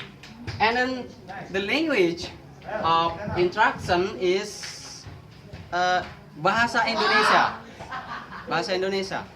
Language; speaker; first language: English; non-native, learner; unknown